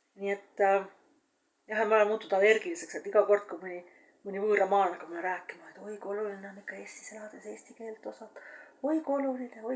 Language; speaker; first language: Estonian; native; Estonian